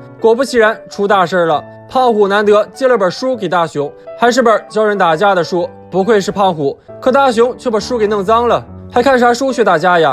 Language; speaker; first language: Chinese; native; Chinese